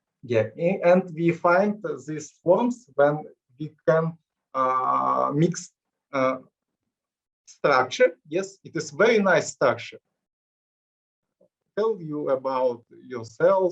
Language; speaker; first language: English; non-native, learner; Russian